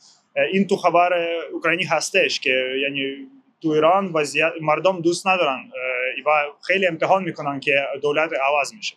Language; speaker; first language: Persian; non-native, learner; Ukrainian